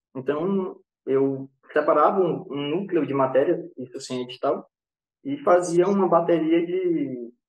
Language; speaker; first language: Portuguese; native; Portuguese